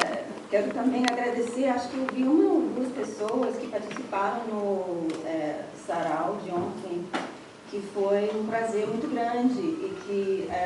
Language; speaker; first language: Portuguese; non-native, fluent; English